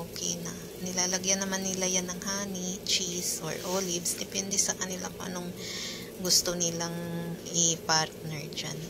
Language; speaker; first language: Filipino; non-native, local second language; Cebuano